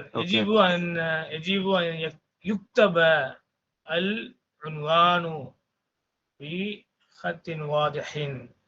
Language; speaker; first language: Arabic; non-native, fluent; Tamil